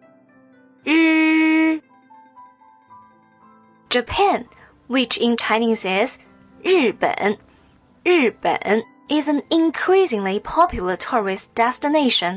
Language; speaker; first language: English; non-native, fluent; Chinese